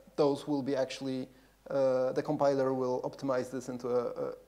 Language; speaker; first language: English; non-native, fluent; Polish